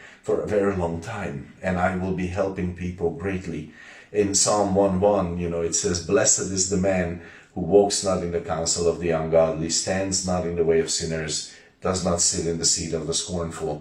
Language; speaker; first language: English; non-native, fluent; Hungarian